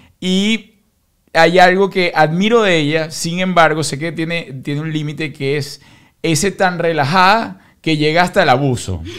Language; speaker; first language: Spanish; native; Spanish